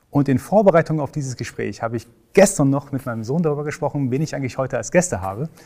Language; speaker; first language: German; early bilingual, other home language; Persian